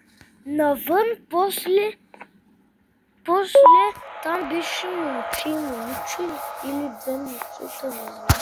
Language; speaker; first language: Bulgarian; non-native, local second language; Turkish